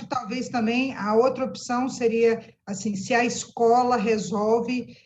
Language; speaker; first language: Portuguese; native; Portuguese